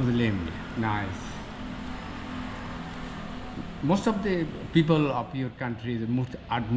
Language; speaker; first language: English; non-native, learner; Bangla